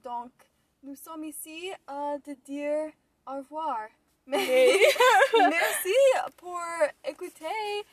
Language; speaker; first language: French; non-native, learner; English